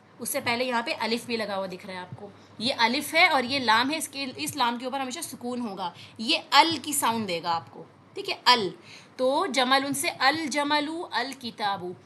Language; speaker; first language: Urdu; native; Urdu